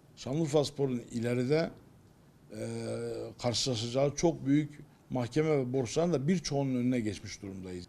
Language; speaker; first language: Turkish; native; Turkish